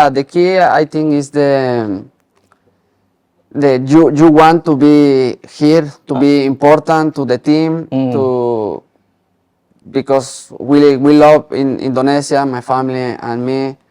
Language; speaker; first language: English; non-native, learner; Spanish